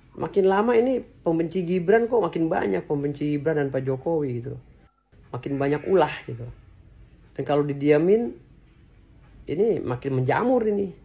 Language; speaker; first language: Indonesian; native; Indonesian